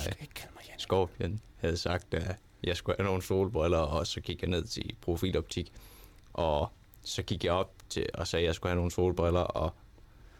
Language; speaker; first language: Danish; native; Danish